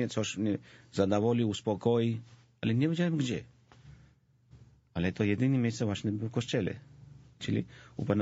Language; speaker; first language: Polish; non-native, fluent; Georgian